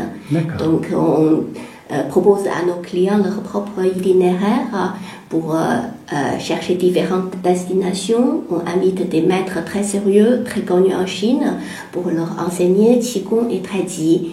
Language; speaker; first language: French; non-native, fluent; Chinese